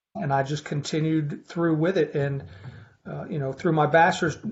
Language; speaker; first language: English; native; English